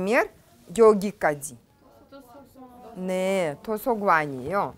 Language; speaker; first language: Korean; non-native, fluent; Russian